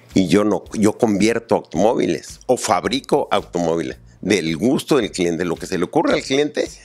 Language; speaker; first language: Spanish; native; Spanish